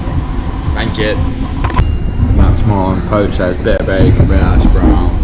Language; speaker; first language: English; native; English